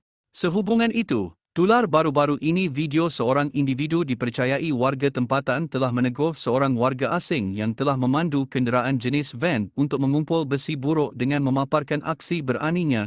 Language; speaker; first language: Malay; native; Malay